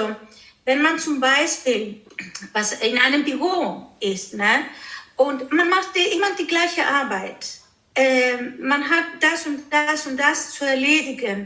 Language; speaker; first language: German; non-native, fluent; Greek